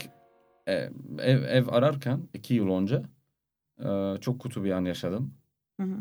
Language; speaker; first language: Turkish; non-native, learner; Arabic